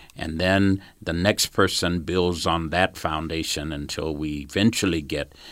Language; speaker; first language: English; native; English